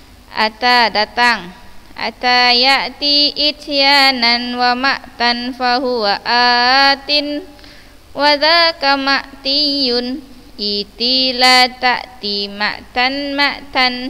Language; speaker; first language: Arabic; non-native, fluent; Indonesian